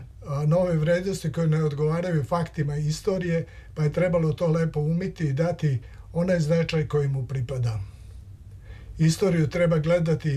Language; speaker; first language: Serbian; native; Serbian